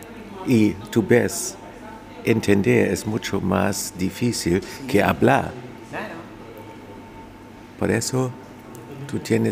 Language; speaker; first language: Spanish; non-native, fluent; German